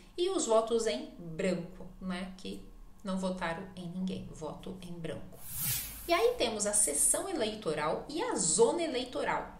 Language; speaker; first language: Portuguese; native; Portuguese